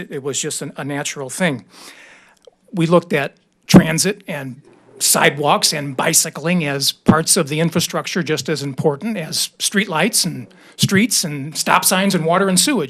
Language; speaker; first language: English; native; English